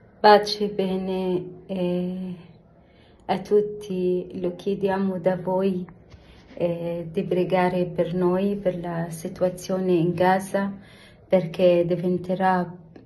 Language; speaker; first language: Italian; non-native, learner; Arabic